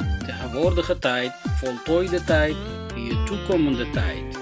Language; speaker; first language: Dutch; non-native, fluent; Somali